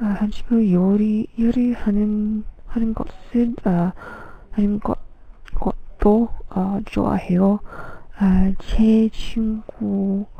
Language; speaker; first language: Korean; non-native, learner; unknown